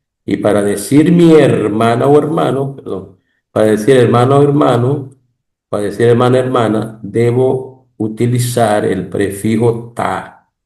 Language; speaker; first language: Spanish; non-native, local second language; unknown